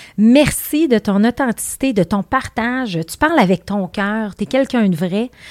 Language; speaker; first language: French; native; French